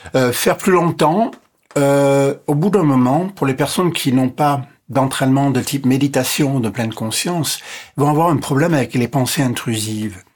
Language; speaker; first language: French; non-native, local second language; English